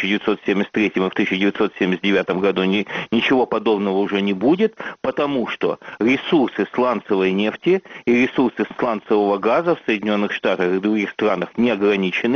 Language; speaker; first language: Russian; native; Russian